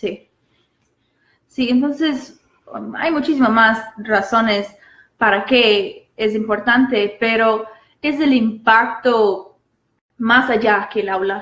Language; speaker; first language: Spanish; non-native, fluent; English